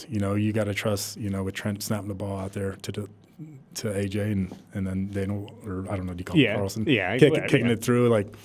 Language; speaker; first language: English; native; English